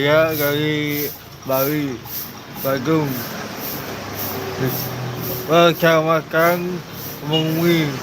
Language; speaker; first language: Indonesian; non-native, local second language; Balinese